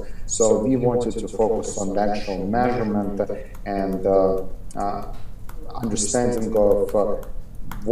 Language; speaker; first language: English; non-native, fluent; Ukrainian